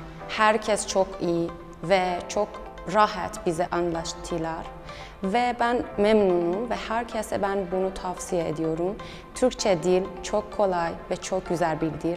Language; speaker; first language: Turkish; non-native, learner; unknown